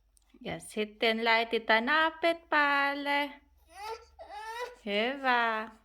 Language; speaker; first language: Finnish; non-native, learner; Filipino